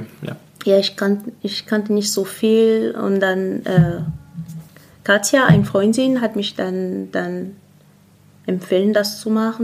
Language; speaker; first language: German; non-native, fluent; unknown